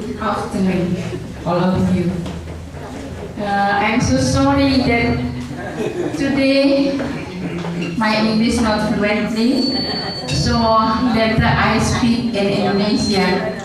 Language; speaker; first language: English; non-native, learner; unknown